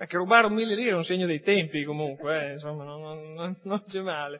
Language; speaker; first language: Italian; native; Italian